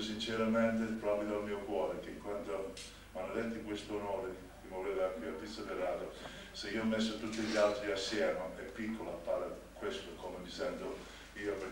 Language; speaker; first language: Italian; non-native, local second language; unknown